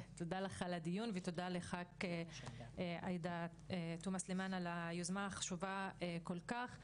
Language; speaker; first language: Hebrew; non-native, local second language; Arabic